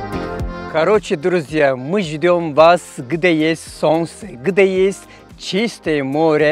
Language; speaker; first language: Russian; non-native, fluent; Turkish